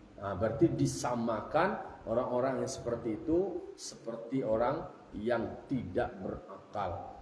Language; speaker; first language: Malay; non-native, local second language; Minangkabau